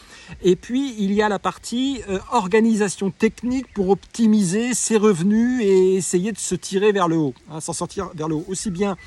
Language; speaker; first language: French; native; French